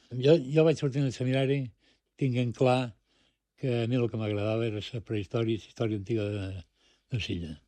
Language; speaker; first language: Catalan; early bilingual, other home language; Spanish